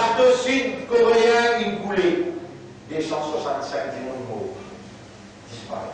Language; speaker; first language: French; non-native, local second language; Morisyen